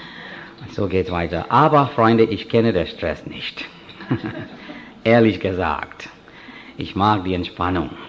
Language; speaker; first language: German; non-native, fluent; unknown